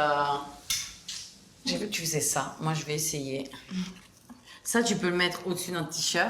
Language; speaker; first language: French; native; French